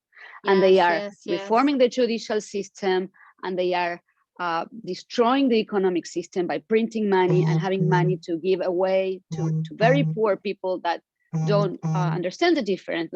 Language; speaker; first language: English; non-native, fluent; Spanish